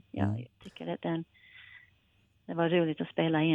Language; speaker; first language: Swedish; non-native, fluent; English